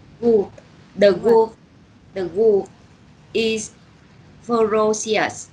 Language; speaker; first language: English; non-native, learner; Vietnamese